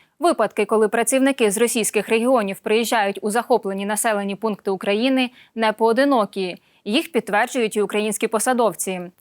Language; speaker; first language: Ukrainian; native; Ukrainian